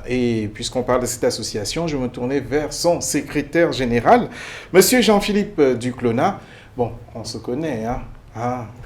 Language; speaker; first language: French; native; French